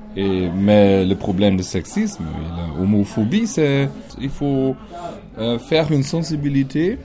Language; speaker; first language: French; non-native, learner; German